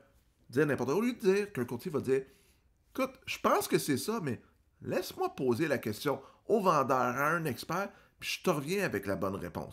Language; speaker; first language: French; native; French